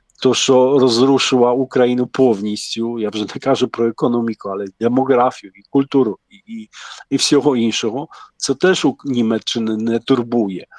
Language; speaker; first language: Polish; non-native, learner; Ukrainian